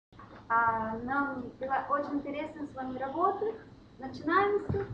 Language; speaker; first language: Russian; non-native, fluent; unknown